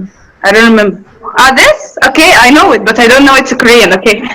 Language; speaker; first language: English; non-native, learner; Arabic